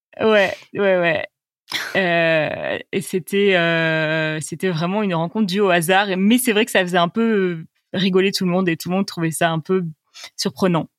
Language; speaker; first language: French; native; French